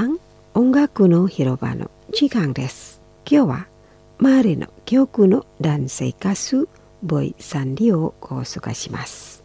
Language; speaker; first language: Japanese; non-native, fluent; Indonesian